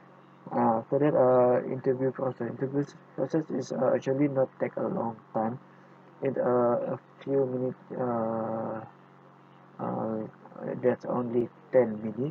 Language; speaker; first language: English; non-native, local second language; Malay